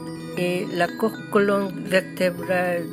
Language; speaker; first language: French; non-native, learner; Korean